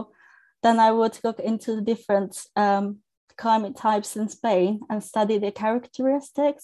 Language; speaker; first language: English; non-native, fluent; Chinese